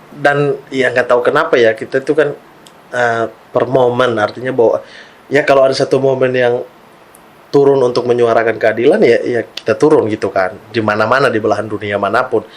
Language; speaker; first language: Indonesian; native; Indonesian